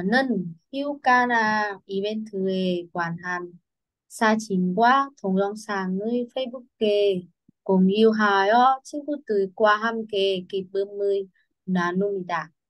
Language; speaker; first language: Korean; non-native, learner; Vietnamese